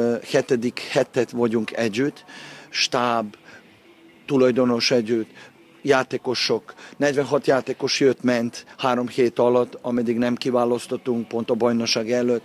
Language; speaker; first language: Hungarian; non-native, fluent; Serbian